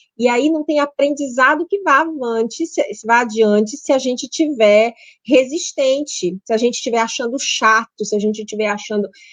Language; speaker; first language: Portuguese; native; Portuguese